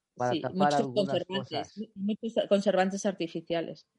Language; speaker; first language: Spanish; non-native, fluent; German